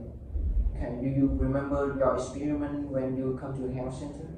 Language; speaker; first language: English; non-native, learner; Vietnamese